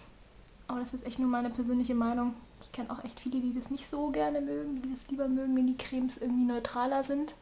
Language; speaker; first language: German; native; German